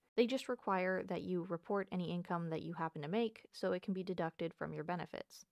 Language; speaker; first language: English; native; English